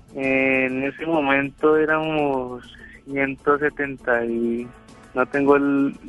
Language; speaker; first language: Spanish; native; Spanish